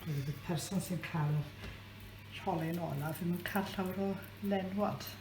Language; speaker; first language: Welsh; native; Welsh